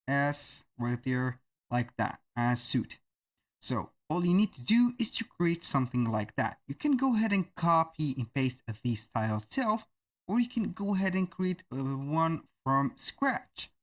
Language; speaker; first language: English; non-native, fluent; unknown